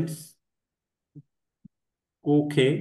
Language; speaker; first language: German; non-native, learner; Marathi